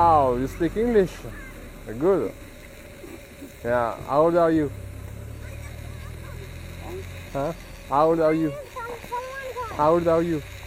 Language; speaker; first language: English; non-native, learner; French